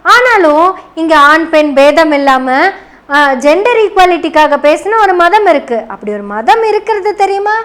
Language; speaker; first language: Tamil; non-native, local second language; Malayalam